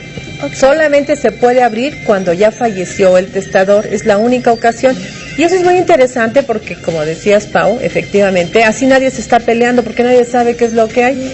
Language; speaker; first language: Spanish; native; Spanish